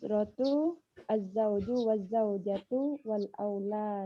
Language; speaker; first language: Arabic; non-native, learner; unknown